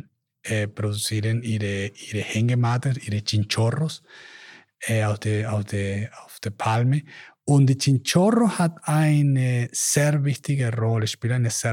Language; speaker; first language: German; non-native, learner; Spanish